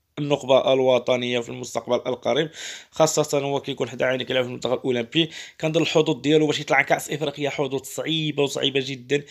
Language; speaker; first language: Arabic; native; Arabic